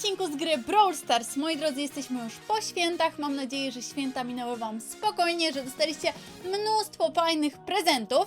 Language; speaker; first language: Polish; native; Polish